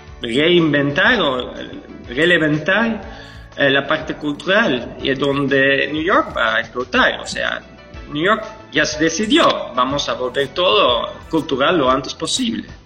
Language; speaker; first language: Spanish; non-native, fluent; Dutch